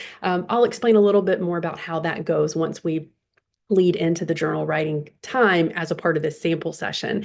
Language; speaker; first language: English; native; English